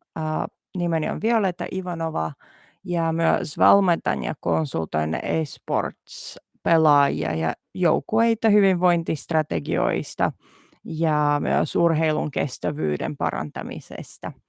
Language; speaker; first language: Finnish; non-native, learner; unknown